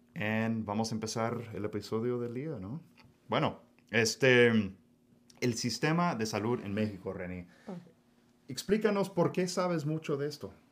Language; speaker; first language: Spanish; non-native, fluent; English